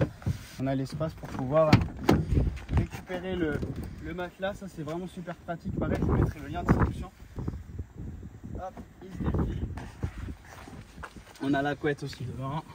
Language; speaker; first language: French; native; French